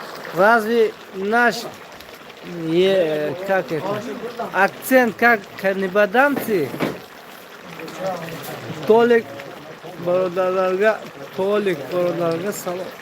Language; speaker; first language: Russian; non-native, local second language; Tajik